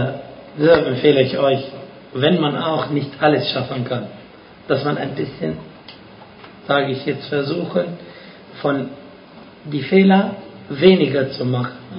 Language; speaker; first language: German; non-native, fluent; Arabic